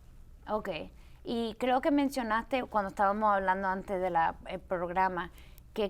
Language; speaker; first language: Spanish; early bilingual, heritage; Spanish